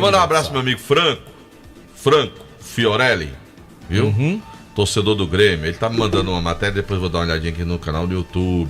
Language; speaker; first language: Portuguese; native; Portuguese